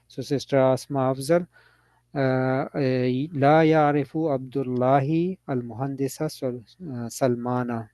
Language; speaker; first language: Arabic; non-native, fluent; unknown